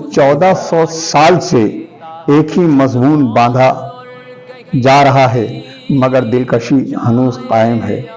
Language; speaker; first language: Urdu; native; Urdu